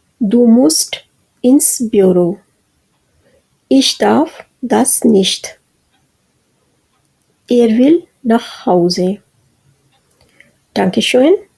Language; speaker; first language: German; non-native, fluent; Urdu